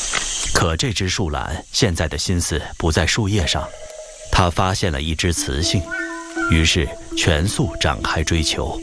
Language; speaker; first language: Chinese; native; Chinese